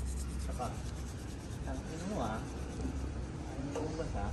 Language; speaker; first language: Filipino; native; Filipino